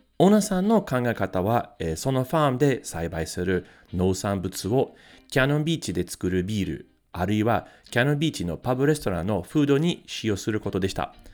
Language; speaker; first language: Japanese; non-native, fluent; English